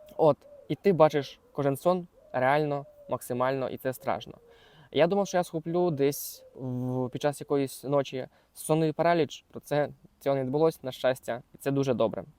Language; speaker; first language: Ukrainian; non-native, local second language; Russian